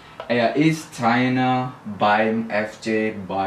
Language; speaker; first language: German; non-native, fluent; Indonesian